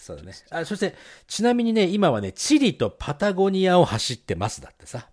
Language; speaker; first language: Japanese; native; Japanese